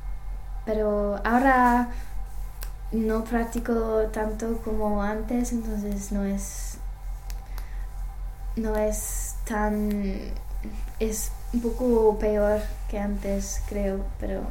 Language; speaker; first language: Spanish; non-native, learner; English